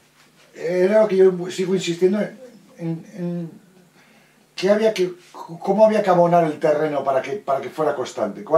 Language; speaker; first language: Spanish; native; Spanish